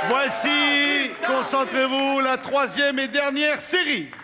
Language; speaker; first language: French; native; French